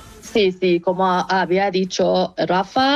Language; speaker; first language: Spanish; non-native, fluent; Persian